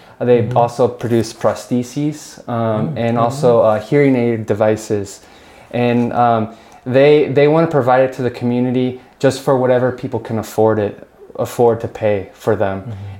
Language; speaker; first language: English; native; English